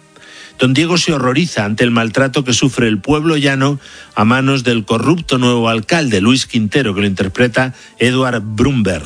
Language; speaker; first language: Spanish; native; Spanish